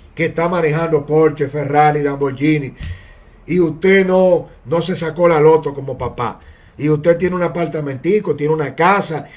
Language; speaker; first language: Spanish; native; Spanish